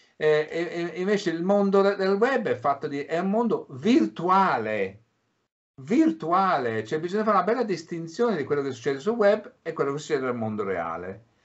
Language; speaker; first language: Italian; early bilingual, heritage; English